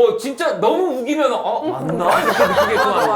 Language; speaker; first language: Korean; native; Korean